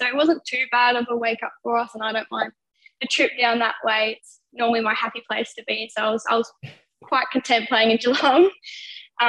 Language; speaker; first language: English; native; English